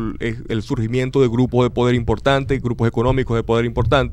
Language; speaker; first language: Spanish; native; Spanish